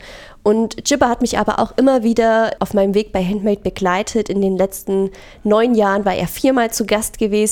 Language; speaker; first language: German; native; German